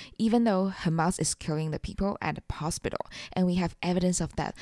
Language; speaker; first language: English; non-native, fluent; Chinese